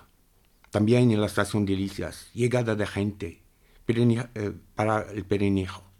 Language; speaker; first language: Spanish; non-native, fluent; Arabic